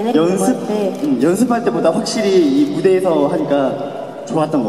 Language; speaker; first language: Korean; native; Korean